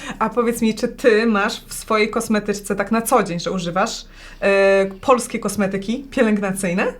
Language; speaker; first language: Polish; native; Polish